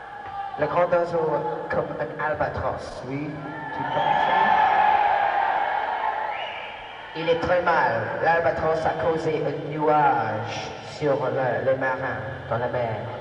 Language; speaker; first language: French; non-native, learner; English